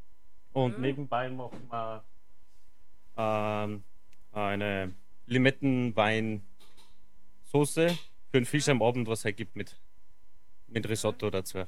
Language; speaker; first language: German; native; German